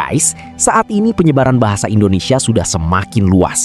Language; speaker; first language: Indonesian; native; Indonesian